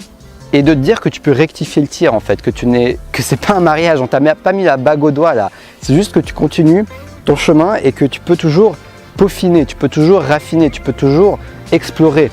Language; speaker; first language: French; native; French